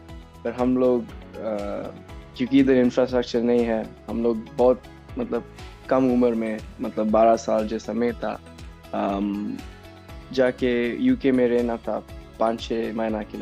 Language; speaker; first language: Hindi; non-native, local second language; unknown